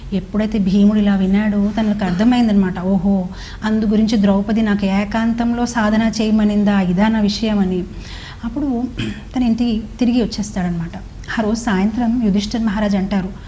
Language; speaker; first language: Telugu; non-native, fluent; Hindi